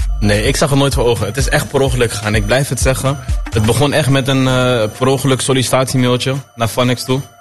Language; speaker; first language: Dutch; early bilingual, other home language; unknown